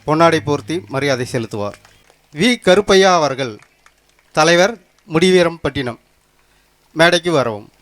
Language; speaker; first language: Tamil; native; Tamil